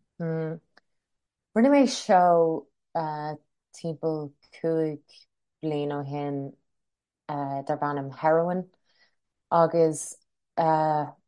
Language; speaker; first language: Irish; non-native, local second language; English